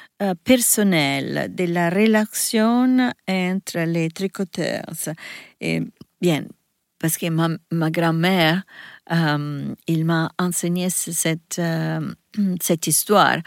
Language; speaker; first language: French; non-native, learner; Italian